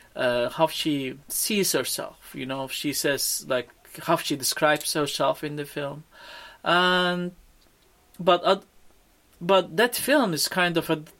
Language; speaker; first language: English; non-native, fluent; Turkish